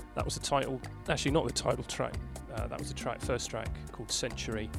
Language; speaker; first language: English; native; English